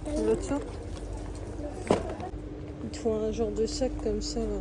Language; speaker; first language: French; native; French